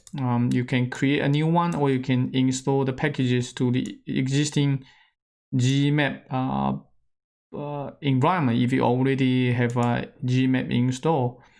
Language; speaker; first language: English; non-native, fluent; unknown